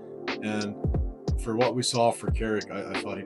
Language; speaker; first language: English; native; English